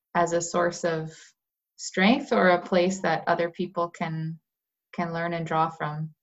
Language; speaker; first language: English; native; English